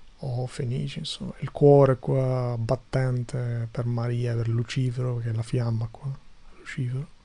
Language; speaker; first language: Italian; non-native, fluent; Albanian